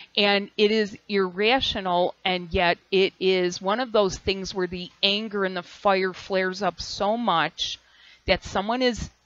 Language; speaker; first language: English; native; English